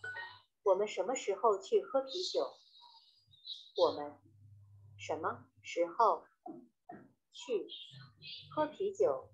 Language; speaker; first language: Chinese; non-native, learner; Vietnamese